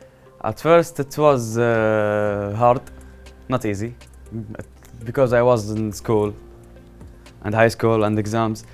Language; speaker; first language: English; non-native, learner; Arabic